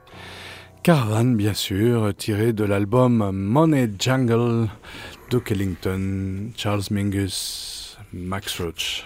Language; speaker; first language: French; native; French